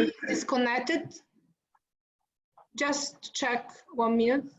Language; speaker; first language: English; non-native, fluent; Italian